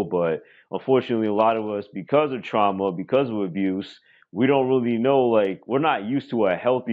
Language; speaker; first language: English; native; English